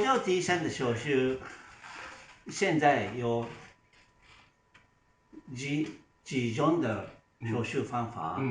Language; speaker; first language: Chinese; non-native, learner; Japanese